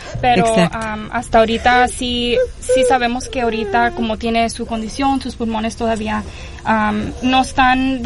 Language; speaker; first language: Spanish; early bilingual, heritage; Spanish